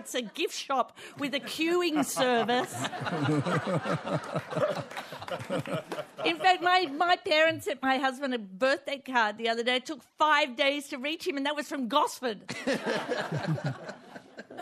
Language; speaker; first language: English; native; English